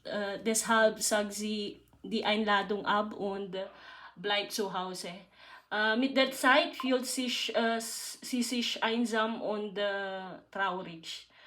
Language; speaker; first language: German; non-native, learner; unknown